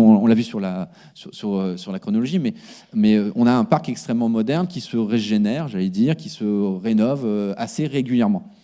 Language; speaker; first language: French; native; French